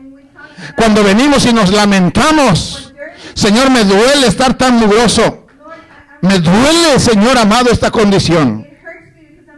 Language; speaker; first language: Spanish; native; Spanish